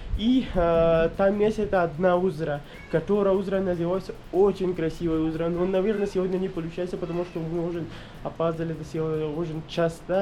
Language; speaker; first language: Russian; non-native, learner; Urdu